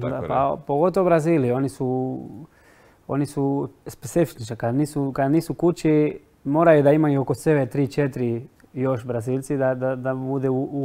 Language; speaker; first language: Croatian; non-native, fluent; Spanish